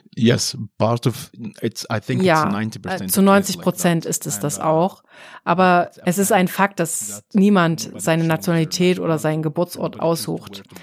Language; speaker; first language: German; non-native, fluent; Arabic